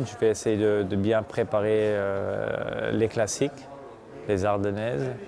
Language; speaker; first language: French; non-native, local second language; Luxembourgish